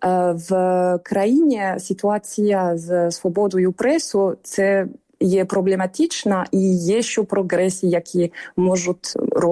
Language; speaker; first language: Ukrainian; non-native, fluent; French